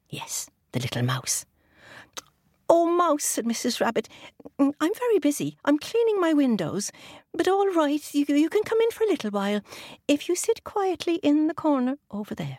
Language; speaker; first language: English; native; English